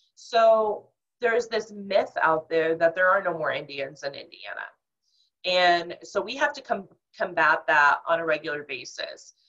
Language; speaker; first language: English; native; English